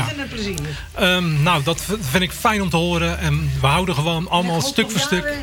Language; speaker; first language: Dutch; native; Dutch